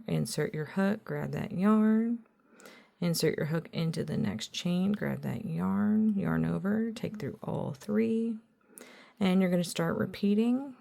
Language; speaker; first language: English; native; English